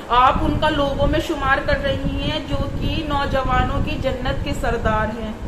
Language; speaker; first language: Urdu; native; Urdu